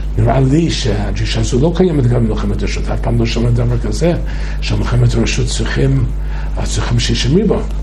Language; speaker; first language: Hebrew; non-native, fluent; English